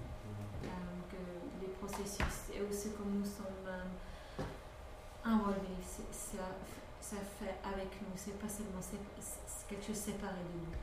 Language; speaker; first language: French; non-native, fluent; English